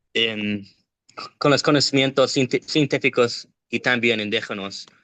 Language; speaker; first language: Spanish; non-native, learner; English